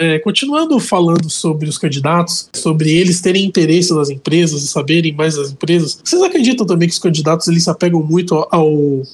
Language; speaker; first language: Portuguese; native; Portuguese